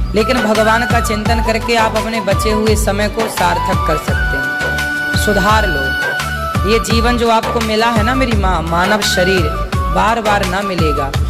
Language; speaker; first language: Hindi; native; Hindi